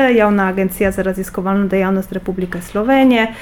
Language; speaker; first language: Slovenian; non-native, fluent; Polish